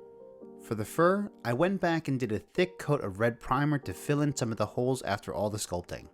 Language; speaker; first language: English; native; English